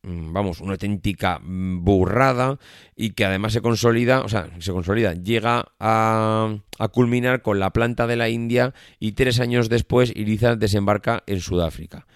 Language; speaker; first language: Spanish; native; Spanish